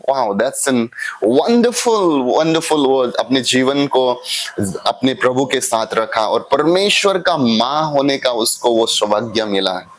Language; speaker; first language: Hindi; non-native, local second language; Assamese